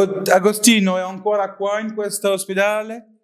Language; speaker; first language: Italian; non-native, learner; French